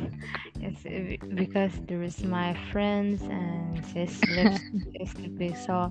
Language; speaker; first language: English; non-native, learner; Indonesian